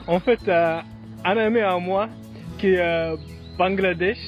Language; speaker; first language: French; non-native, learner; Mongolian